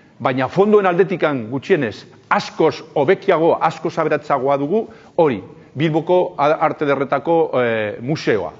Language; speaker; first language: Basque; native; Basque